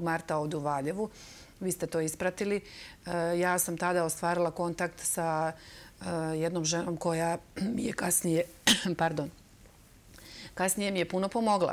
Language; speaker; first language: Serbian; native; Serbian